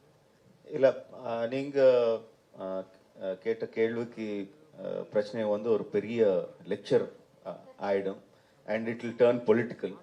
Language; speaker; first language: Tamil; non-native, fluent; Telugu